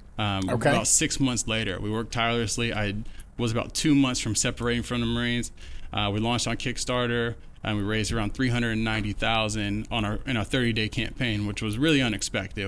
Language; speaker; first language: English; native; English